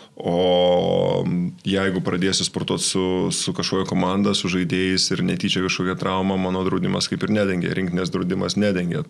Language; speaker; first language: Lithuanian; native; Lithuanian